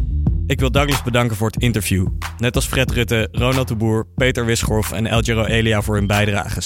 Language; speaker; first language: Dutch; native; Dutch